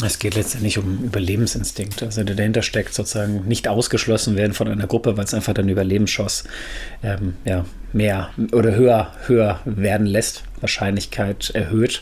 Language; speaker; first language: German; native; German